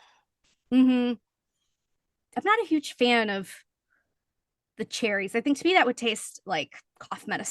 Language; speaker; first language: English; native; English